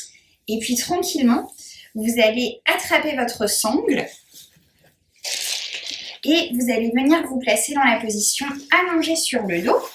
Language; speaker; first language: French; native; French